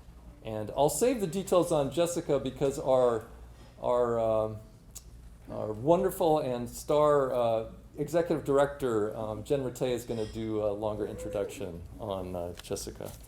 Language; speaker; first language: English; native; English